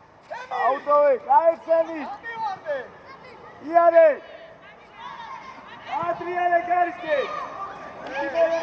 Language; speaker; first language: Georgian; native; Georgian